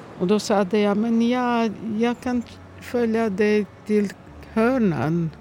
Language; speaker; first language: Swedish; non-native, fluent; Serbian